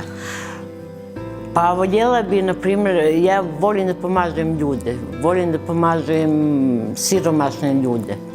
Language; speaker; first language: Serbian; early bilingual, other home language; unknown